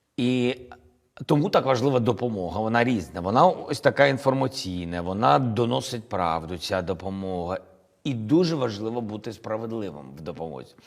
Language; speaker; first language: Ukrainian; non-native, local second language; Russian